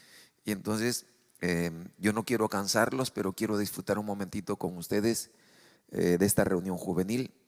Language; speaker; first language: Spanish; native; Spanish